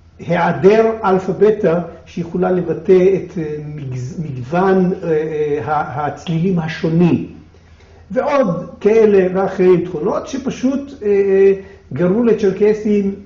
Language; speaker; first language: Hebrew; non-native, local second language; Adyghe